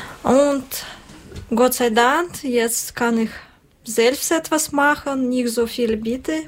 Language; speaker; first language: German; non-native, learner; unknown